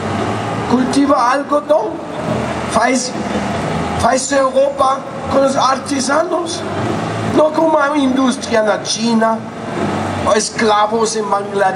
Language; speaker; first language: Portuguese; non-native, fluent; Spanish